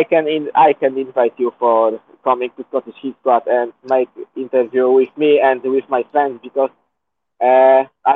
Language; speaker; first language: English; non-native, learner; Polish